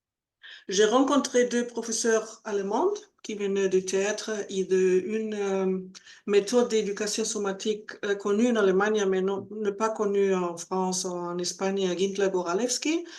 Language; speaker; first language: French; non-native, learner; Spanish